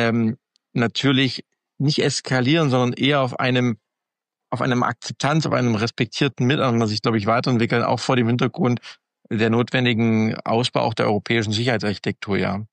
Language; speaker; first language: German; native; German